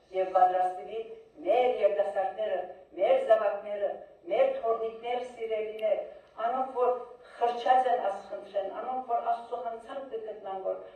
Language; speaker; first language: Armenian; early bilingual, heritage; Armenian